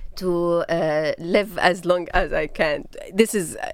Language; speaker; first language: English; non-native, learner; Arabic